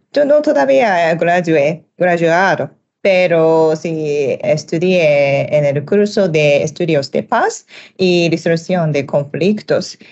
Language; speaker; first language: Spanish; non-native, learner; Japanese